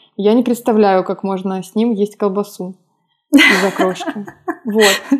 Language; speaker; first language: Russian; native; Russian